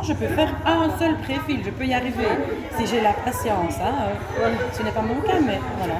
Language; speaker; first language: French; native; French